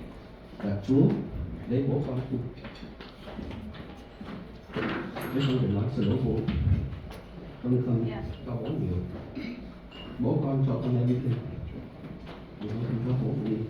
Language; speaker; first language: Vietnamese; early bilingual, heritage; Vietnamese